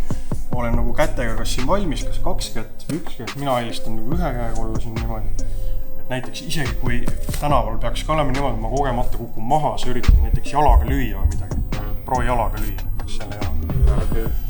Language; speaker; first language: Estonian; native; Estonian